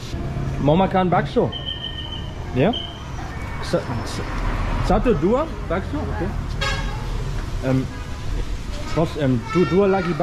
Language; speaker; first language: Indonesian; non-native, learner; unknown